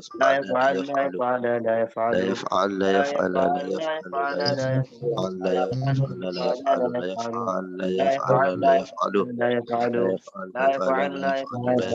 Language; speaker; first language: Arabic; non-native, learner; Bangla